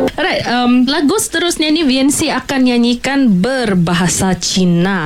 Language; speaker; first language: Malay; native; Malay